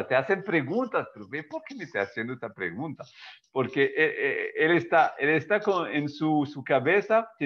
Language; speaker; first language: Spanish; non-native, fluent; French